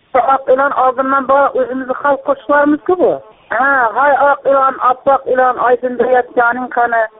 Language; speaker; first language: Uzbek; native; Uzbek